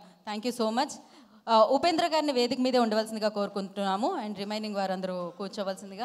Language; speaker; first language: Telugu; native; Telugu